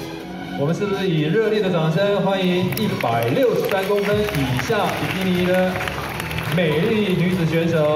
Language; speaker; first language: Chinese; native; Chinese